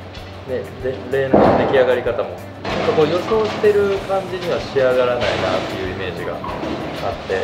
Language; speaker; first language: Japanese; native; Japanese